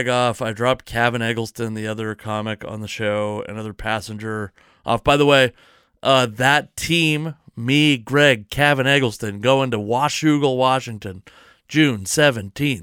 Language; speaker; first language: English; native; English